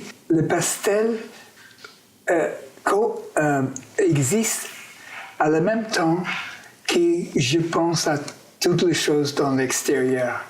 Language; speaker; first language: French; non-native, fluent; English